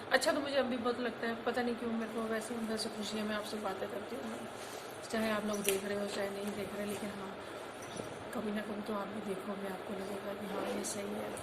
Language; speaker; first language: Hindi; non-native, local second language; Punjabi